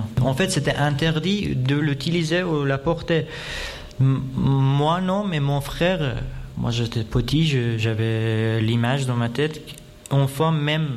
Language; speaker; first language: French; non-native, fluent; Persian